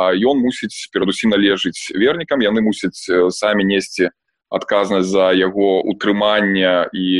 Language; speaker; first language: Belarusian; non-native, local second language; Russian